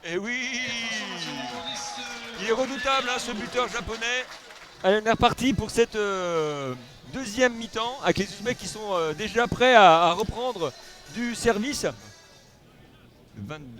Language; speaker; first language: French; native; French